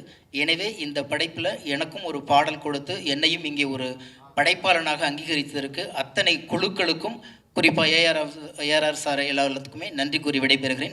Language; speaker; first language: Tamil; native; Tamil